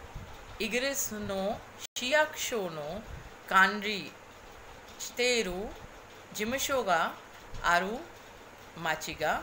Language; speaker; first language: Japanese; non-native, fluent; Hindi